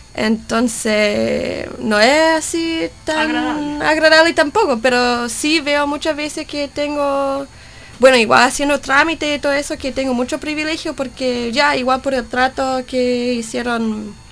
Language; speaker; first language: Spanish; non-native, fluent; English